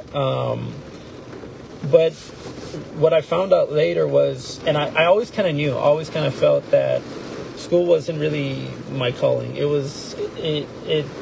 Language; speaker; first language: English; native; English